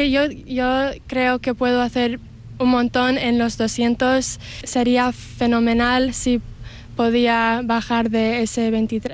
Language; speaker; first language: Spanish; early bilingual, heritage; Spanish